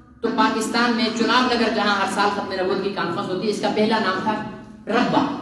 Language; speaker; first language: Urdu; non-native, local second language; Sindhi